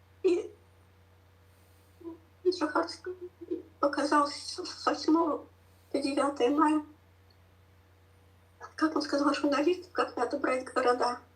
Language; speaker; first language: Russian; native; Russian